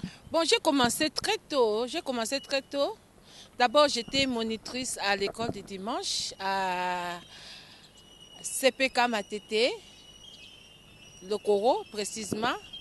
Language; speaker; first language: French; non-native, local second language; Lingala